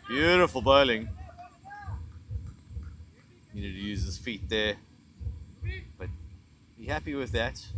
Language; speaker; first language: English; native; English